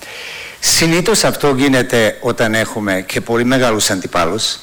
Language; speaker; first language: Greek; non-native, fluent; Serbian